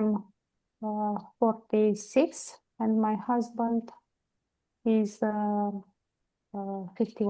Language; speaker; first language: English; non-native, learner; Romanian